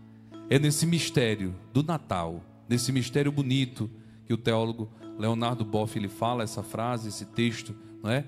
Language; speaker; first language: Portuguese; native; Portuguese